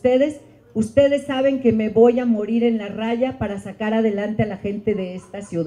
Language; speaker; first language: Spanish; native; Spanish